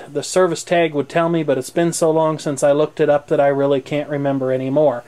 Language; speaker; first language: English; native; English